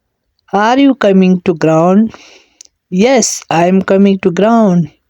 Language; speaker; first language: English; non-native, learner; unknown